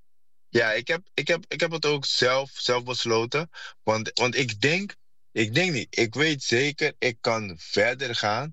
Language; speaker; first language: Dutch; non-native, fluent; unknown